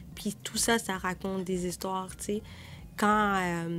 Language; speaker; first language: French; native; French